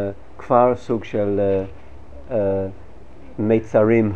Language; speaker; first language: Hebrew; non-native, fluent; English